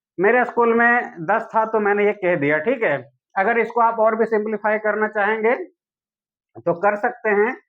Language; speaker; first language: Hindi; native; Hindi